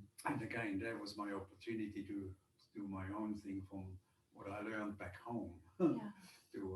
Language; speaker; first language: English; non-native, fluent; Swiss German